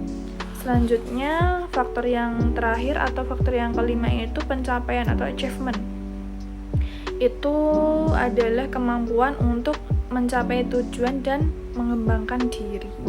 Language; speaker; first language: Indonesian; native; Indonesian